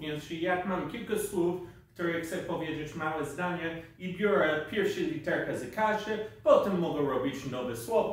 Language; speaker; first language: Polish; non-native, fluent; English